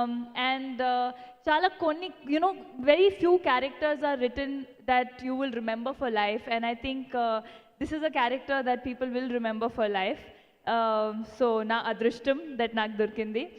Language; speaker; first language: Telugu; non-native, fluent; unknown